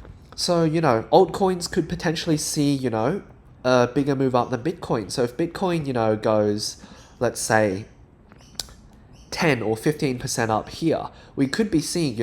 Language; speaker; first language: English; native; English